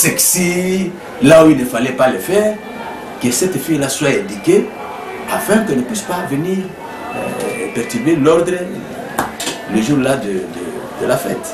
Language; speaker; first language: French; native; French